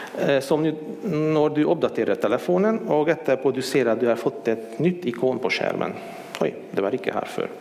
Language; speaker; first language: Swedish; non-native, fluent; Hungarian